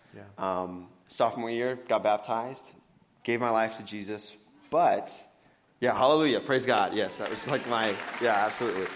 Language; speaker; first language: English; native; English